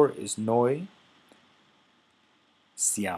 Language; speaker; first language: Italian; non-native, fluent; English